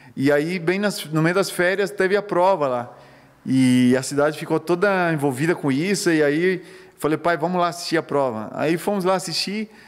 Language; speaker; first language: Portuguese; non-native, fluent; Spanish